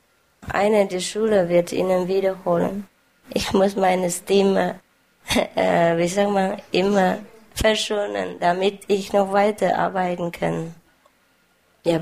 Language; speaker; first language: German; non-native, learner; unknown